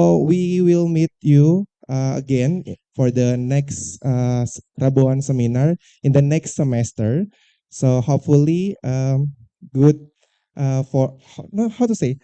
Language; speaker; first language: English; non-native, learner; Indonesian